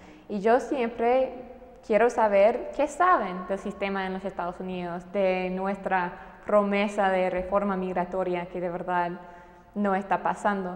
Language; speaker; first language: Spanish; non-native, fluent; English